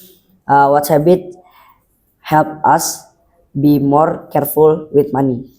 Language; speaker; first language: English; non-native, learner; Indonesian